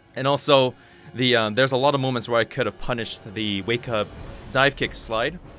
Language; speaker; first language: English; non-native, fluent; Korean